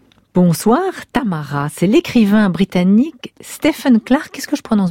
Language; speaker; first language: French; native; French